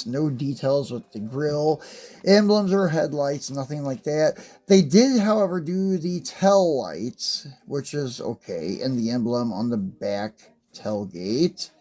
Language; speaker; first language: English; native; English